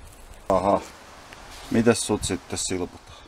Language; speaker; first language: Finnish; native; Finnish